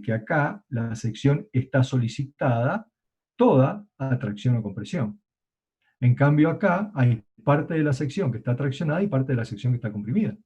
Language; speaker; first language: Spanish; native; Spanish